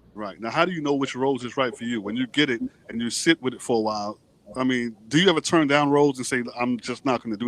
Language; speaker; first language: English; native; English